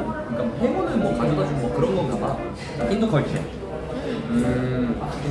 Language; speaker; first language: Korean; native; Korean